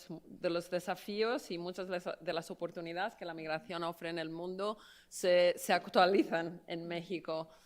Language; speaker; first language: Spanish; non-native, fluent; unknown